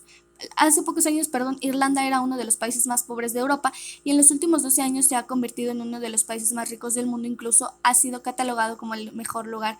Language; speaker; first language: Spanish; native; Spanish